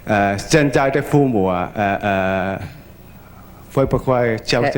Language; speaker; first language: Chinese; early bilingual, heritage; Chinese